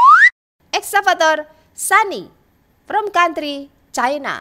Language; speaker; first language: English; non-native, learner; Indonesian